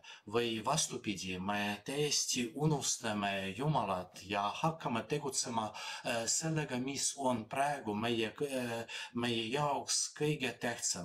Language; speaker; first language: Estonian; non-native, fluent; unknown